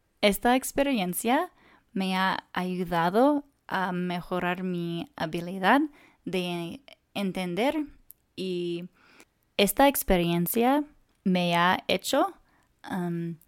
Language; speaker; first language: Spanish; non-native, learner; English